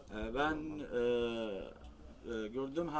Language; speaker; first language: Turkish; non-native, learner; Arabic